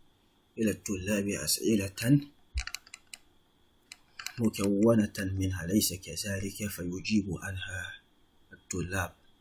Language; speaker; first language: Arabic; non-native, fluent; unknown